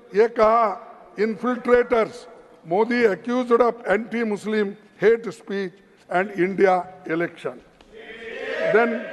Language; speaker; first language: Hindi; non-native, local second language; Kannada